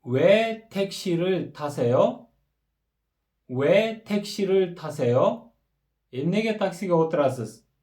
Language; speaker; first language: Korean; non-native, fluent; Kyrgyz